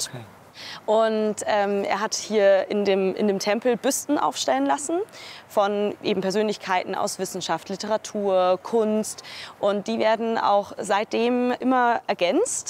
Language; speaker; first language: German; native; German